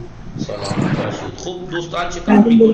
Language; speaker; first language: Persian; non-native, fluent; Urdu